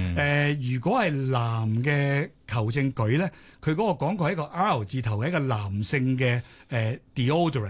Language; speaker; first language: Cantonese; native; Cantonese